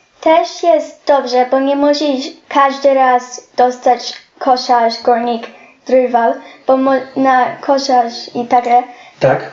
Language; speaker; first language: Polish; non-native, learner; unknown